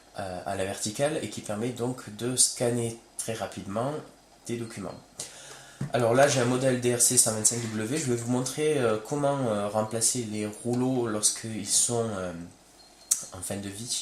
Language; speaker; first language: French; native; French